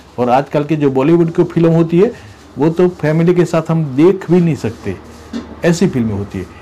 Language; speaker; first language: Hindi; non-native, local second language; Gujarati